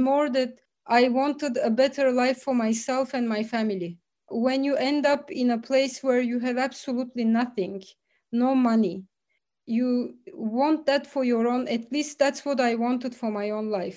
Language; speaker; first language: English; early bilingual, other home language; Bulgarian